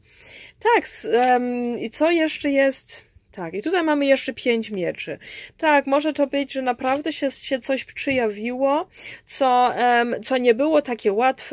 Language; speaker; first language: Polish; early bilingual, heritage; Polish